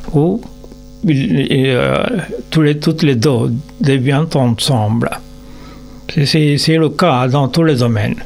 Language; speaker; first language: French; non-native, learner; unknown